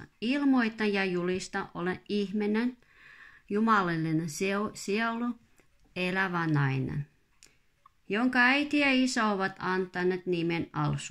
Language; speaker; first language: Finnish; non-native, fluent; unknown